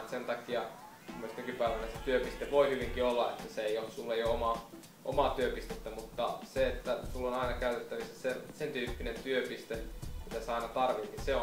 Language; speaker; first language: Finnish; native; Finnish